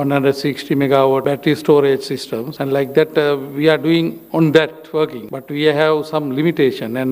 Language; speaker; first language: English; non-native, local second language; Sinhala